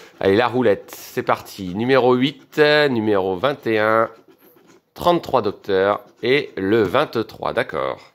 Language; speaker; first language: French; native; French